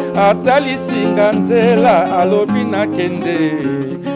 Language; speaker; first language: French; non-native, local second language; Lingala